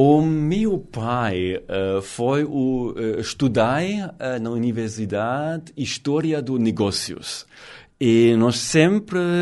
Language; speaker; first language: Portuguese; non-native, learner; German